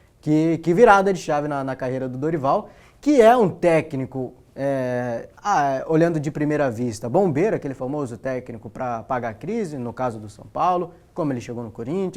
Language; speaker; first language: Portuguese; native; Portuguese